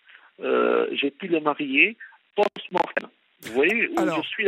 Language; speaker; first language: French; non-native, local second language; Arabic